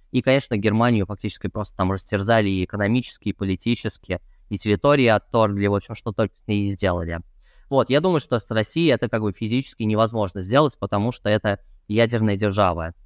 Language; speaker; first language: Russian; native; Russian